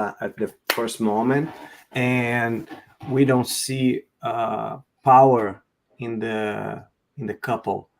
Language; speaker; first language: English; non-native, learner; Portuguese